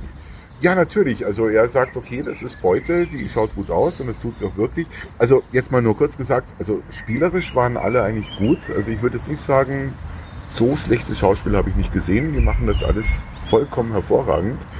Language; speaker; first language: German; native; German